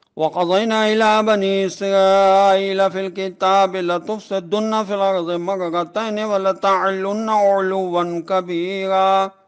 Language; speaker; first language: Arabic; non-native, fluent; Urdu